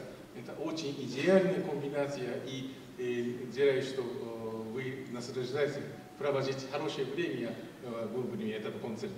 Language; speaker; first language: Russian; non-native, fluent; Japanese